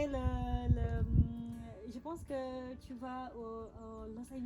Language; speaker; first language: French; non-native, learner; Indonesian